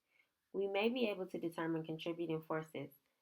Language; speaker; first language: English; native; English